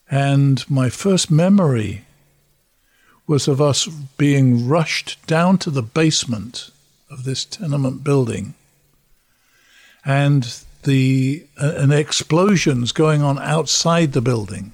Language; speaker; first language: English; native; English